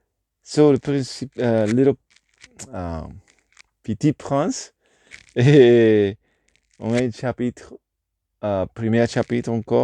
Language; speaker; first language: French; non-native, learner; Spanish